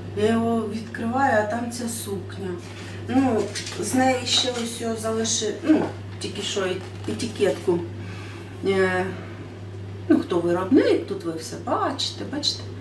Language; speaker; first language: Ukrainian; non-native, local second language; Russian